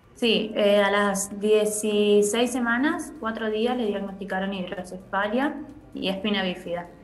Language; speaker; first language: Spanish; native; Spanish